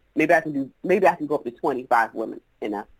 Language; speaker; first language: English; native; English